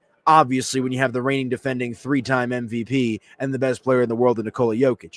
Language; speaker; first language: English; native; English